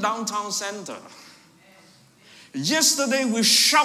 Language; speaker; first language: English; non-native, fluent; Vietnamese